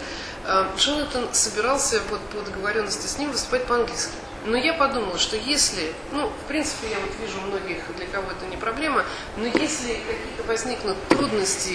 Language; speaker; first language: Russian; native; Russian